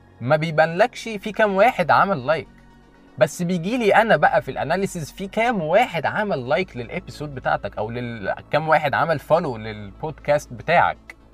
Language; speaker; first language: Arabic; native; Arabic